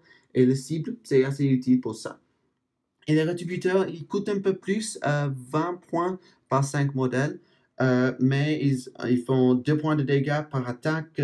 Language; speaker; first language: French; non-native, fluent; English